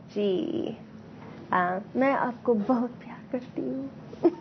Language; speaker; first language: Hindi; non-native, learner; English